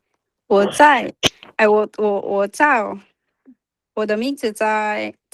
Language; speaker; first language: Chinese; non-native, learner; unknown